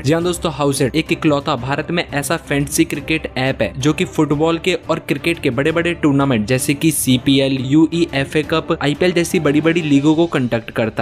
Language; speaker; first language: Hindi; native; Hindi